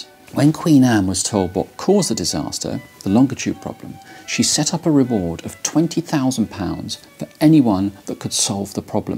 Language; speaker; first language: English; native; English